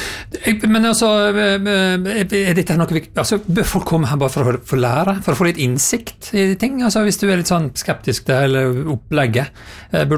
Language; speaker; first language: Norwegian; native; Norwegian